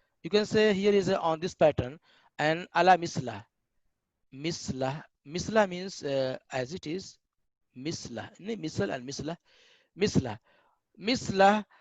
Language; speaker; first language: English; non-native, learner; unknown